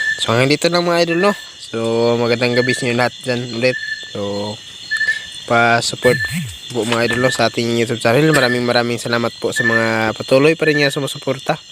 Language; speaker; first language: Filipino; non-native, local second language; Cebuano